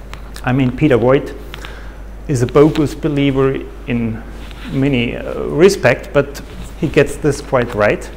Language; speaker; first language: English; non-native, fluent; German